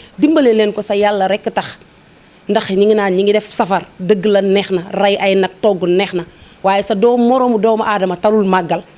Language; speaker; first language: Wolof; native; Wolof